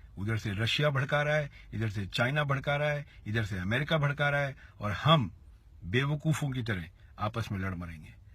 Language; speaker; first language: Hindi; native; Hindi